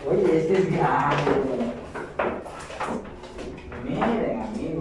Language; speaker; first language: Spanish; native; Spanish